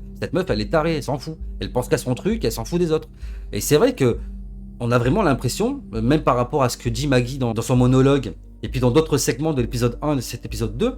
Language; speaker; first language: French; native; French